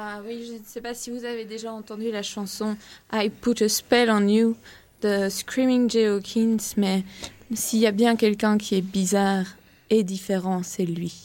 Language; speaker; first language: French; native; French